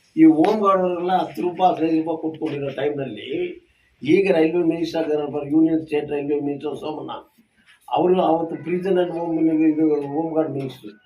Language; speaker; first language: Kannada; non-native, local second language; Tamil